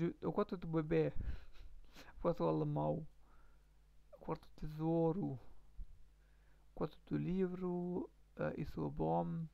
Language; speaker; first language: Portuguese; non-native, learner; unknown